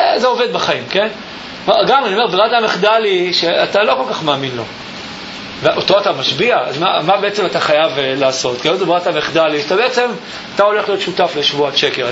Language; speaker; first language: Hebrew; native; Hebrew